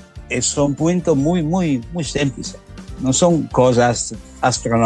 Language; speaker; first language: Spanish; non-native, learner; Italian